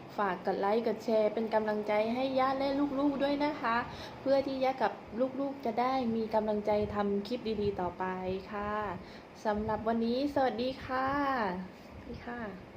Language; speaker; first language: Thai; native; Thai